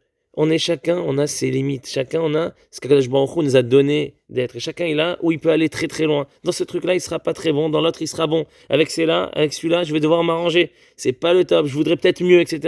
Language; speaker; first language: French; native; French